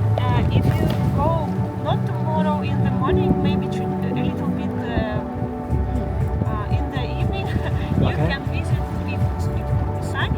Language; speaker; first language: English; non-native, learner; Turkish